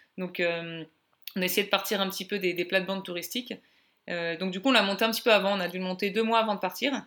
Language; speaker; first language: French; native; French